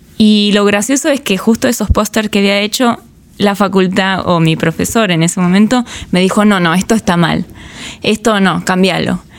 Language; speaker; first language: Spanish; native; Spanish